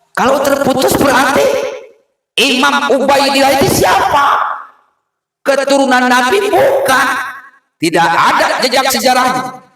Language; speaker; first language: Indonesian; non-native, local second language; Sundanese